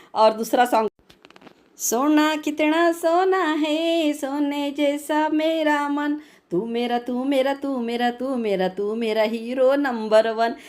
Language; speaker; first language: Hindi; non-native, local second language; Marathi